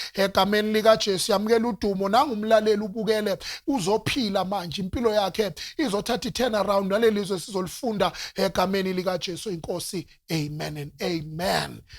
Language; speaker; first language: Zulu; non-native, local second language; Northern Sotho